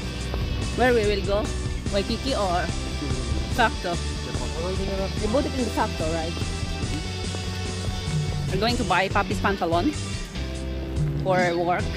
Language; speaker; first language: English; non-native, learner; Filipino